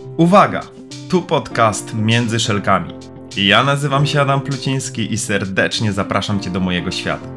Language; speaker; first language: Polish; native; Polish